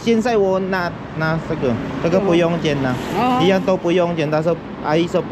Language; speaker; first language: Chinese; non-native, learner; Filipino